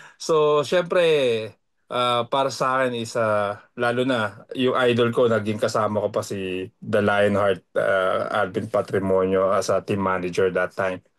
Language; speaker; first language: Filipino; native; Filipino